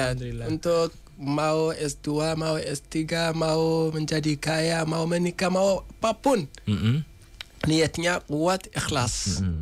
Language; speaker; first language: Indonesian; non-native, learner; Hausa